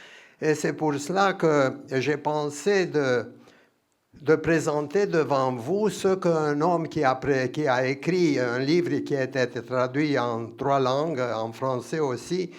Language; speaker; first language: French; non-native, fluent; Romanian